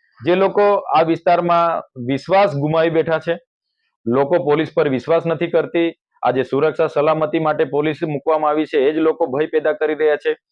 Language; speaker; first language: Gujarati; non-native, local second language; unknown